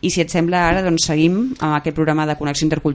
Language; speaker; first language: Catalan; native; Catalan